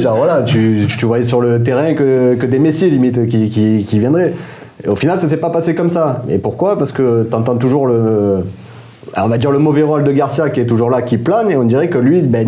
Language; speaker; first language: French; native; French